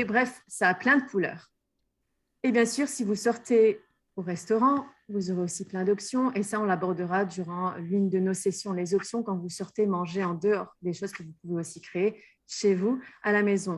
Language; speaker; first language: French; native; French